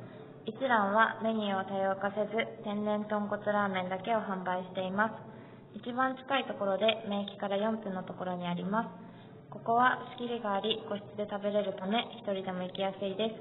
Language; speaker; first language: Japanese; native; Japanese